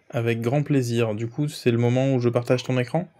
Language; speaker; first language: French; native; French